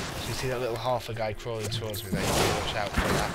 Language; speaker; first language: English; native; English